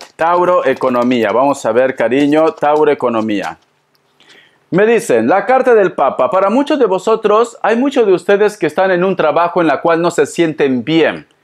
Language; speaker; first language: Spanish; native; Spanish